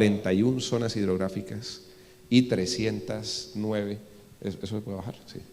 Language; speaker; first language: Spanish; native; Spanish